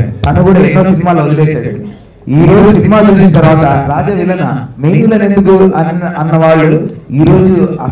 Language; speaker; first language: Telugu; native; Telugu